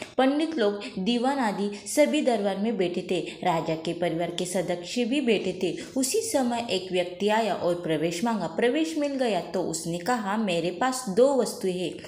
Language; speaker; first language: Hindi; non-native, local second language; Marathi